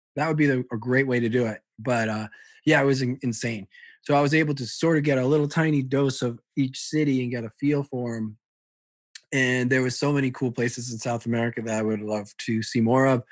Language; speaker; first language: English; early bilingual, other home language; Italian